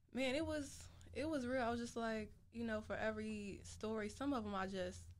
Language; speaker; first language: English; native; English